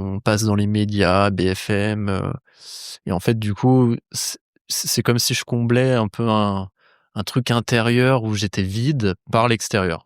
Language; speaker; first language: French; native; French